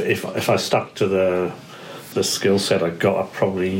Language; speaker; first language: English; native; English